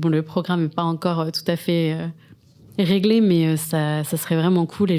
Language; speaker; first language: French; native; French